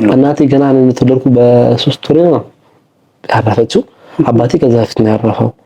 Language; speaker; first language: Amharic; native; Amharic